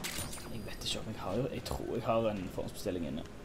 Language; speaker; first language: Norwegian; native; Norwegian